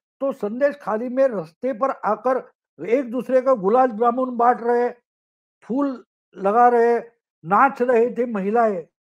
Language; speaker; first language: Hindi; non-native, local second language; Marathi